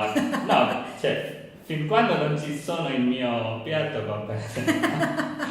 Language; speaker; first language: Italian; non-native, learner; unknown